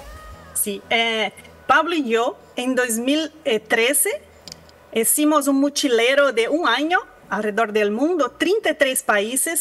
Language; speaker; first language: Spanish; non-native, learner; Portuguese